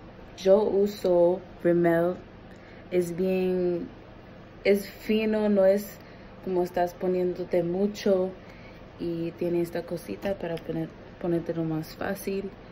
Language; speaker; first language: Spanish; early bilingual, heritage; Spanish